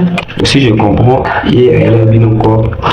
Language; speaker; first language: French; non-native, local second language; Lingala